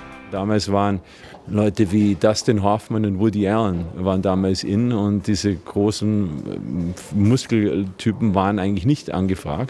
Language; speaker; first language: German; native; German